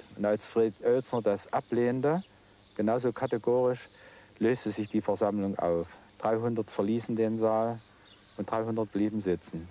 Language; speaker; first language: German; native; German